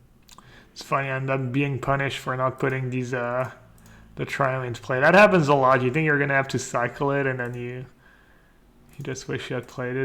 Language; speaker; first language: English; non-native, fluent; French